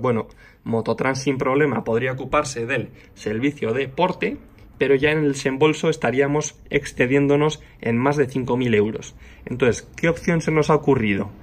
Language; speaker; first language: Spanish; native; Spanish